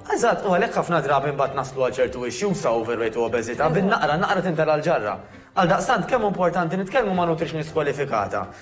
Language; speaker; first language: Maltese; native; Maltese